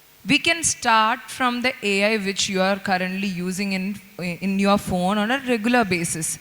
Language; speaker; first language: English; non-native, local second language; Malayalam